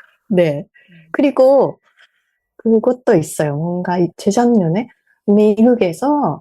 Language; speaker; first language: Korean; non-native, fluent; Japanese